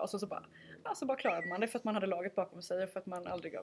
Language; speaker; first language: Swedish; native; Swedish